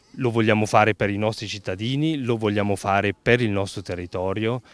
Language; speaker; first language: Italian; native; Italian